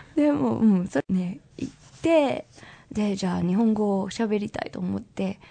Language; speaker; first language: Japanese; non-native, fluent; English